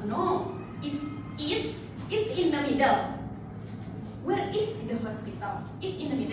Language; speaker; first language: English; non-native, fluent; Indonesian